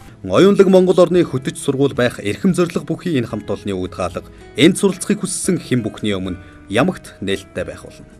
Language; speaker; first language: Mongolian; native; Mongolian